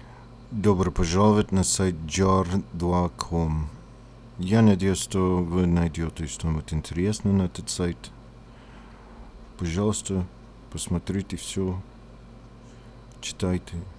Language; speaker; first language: Russian; non-native, learner; English